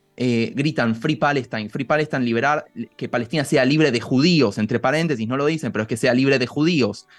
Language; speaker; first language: Spanish; native; Spanish